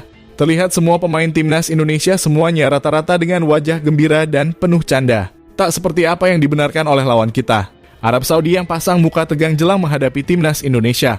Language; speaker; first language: Indonesian; native; Indonesian